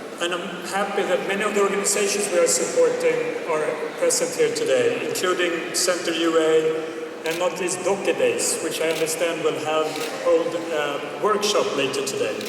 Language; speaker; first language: English; non-native, fluent; Swedish